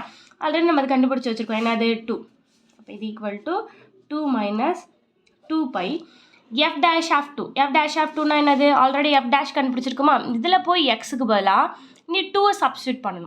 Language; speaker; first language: Tamil; native; Tamil